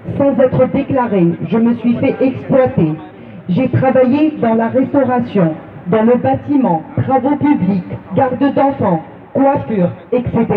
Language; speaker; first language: French; non-native, local second language; Arabic